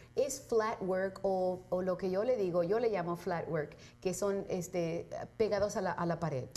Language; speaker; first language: Spanish; early bilingual, heritage; Spanish